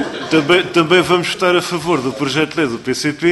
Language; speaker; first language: Portuguese; native; Portuguese